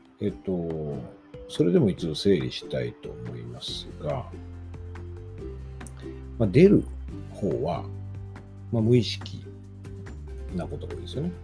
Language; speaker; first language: Japanese; native; Japanese